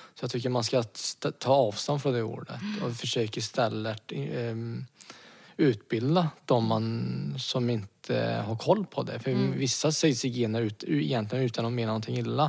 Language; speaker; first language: Swedish; early bilingual, other home language; Romany